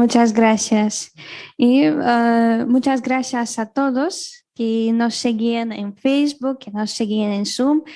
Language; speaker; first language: Spanish; non-native, fluent; Russian